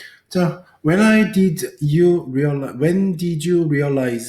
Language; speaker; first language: English; non-native, fluent; Korean